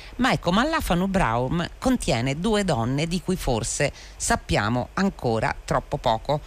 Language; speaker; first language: Italian; native; Italian